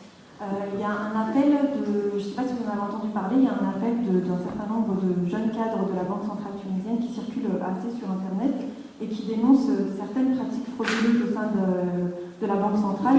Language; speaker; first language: French; non-native, local second language; Arabic